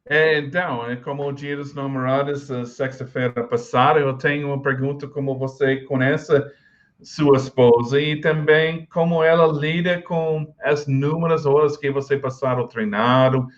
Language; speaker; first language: Portuguese; non-native, learner; English